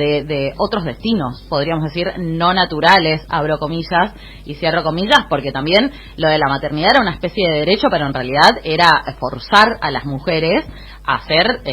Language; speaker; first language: Spanish; native; Spanish